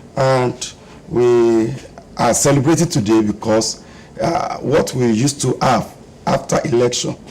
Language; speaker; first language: English; non-native, local second language; Yoruba